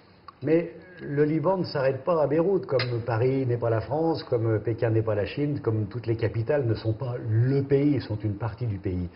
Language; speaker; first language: French; native; French